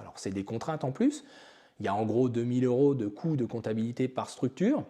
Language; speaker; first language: French; native; French